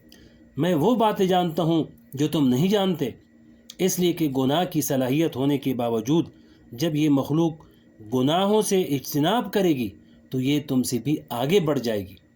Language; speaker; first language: Urdu; native; Urdu